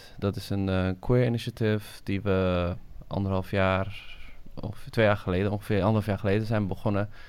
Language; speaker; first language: Dutch; early bilingual, other home language; Somali